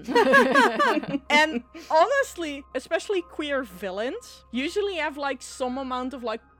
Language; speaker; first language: English; non-native, fluent; Dutch